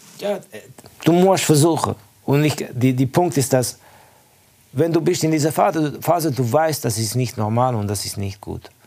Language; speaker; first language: German; non-native, fluent; Estonian